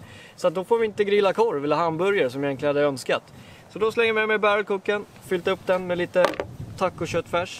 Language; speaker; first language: Swedish; native; Swedish